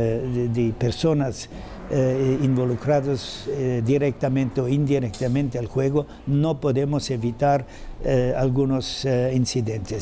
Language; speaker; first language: Spanish; non-native, fluent; German